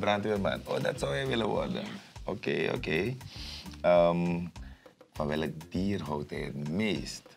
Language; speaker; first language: Dutch; native; Dutch